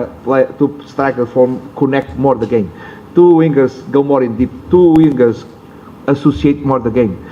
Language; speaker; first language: English; non-native, learner; Portuguese